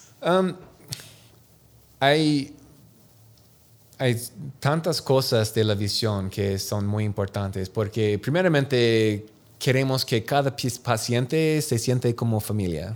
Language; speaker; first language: Spanish; non-native, learner; English